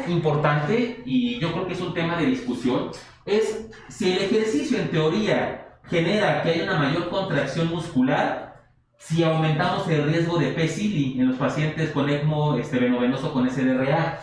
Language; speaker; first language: Spanish; native; Spanish